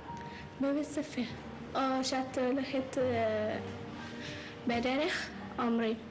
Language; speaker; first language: Hebrew; early bilingual, other home language; Amharic